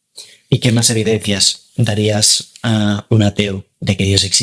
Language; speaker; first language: Spanish; native; Spanish